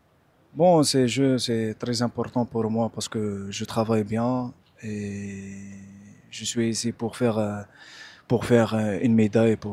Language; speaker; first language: French; non-native, local second language; Arabic